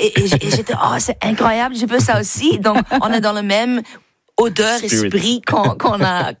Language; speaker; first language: French; non-native, learner; English